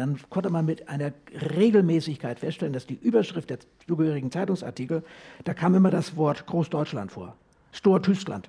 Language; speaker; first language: German; native; German